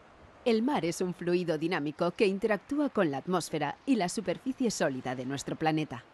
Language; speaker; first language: Spanish; native; Spanish